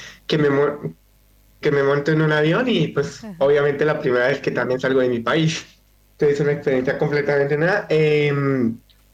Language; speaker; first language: Spanish; native; Spanish